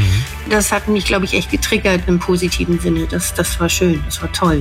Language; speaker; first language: German; native; German